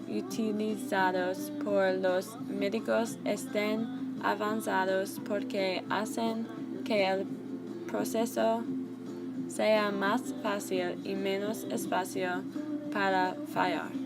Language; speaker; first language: Spanish; non-native, learner; English